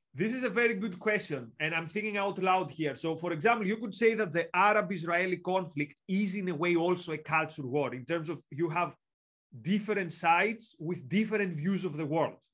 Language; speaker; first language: English; non-native, fluent; Greek